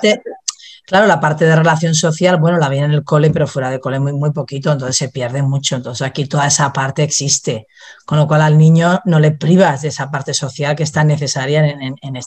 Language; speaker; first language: Spanish; native; Spanish